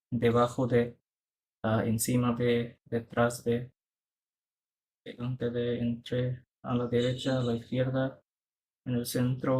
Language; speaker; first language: Spanish; non-native, fluent; Bangla